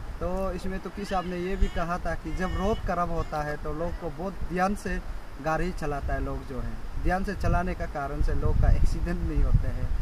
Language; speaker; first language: Hindi; non-native, local second language; Nyishi